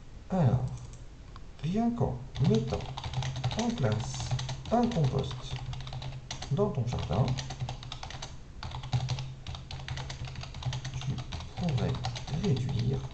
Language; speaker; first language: French; native; French